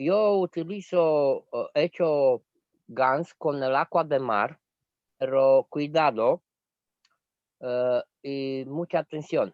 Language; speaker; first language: Spanish; non-native, fluent; Romanian